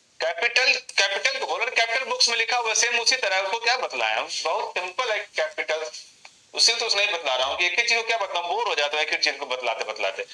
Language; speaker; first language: Hindi; native; Hindi